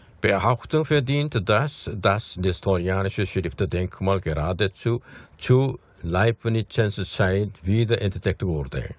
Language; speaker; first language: German; non-native, fluent; Korean